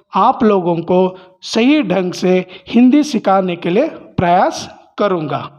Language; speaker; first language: Hindi; non-native, local second language; Kannada